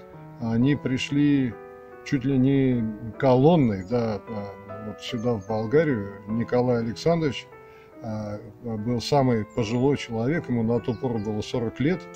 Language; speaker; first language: Russian; native; Russian